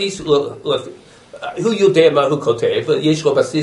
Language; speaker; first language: Hebrew; non-native, fluent; English